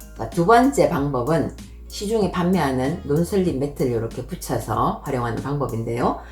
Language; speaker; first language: Korean; native; Korean